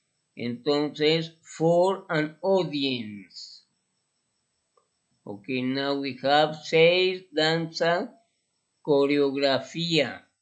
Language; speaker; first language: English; non-native, fluent; Spanish